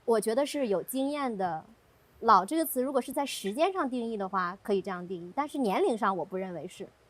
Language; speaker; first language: Chinese; native; Chinese